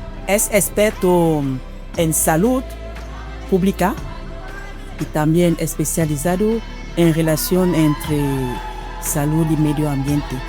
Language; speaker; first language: Spanish; non-native, fluent; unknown